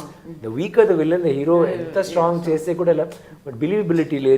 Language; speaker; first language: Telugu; non-native, learner; Tamil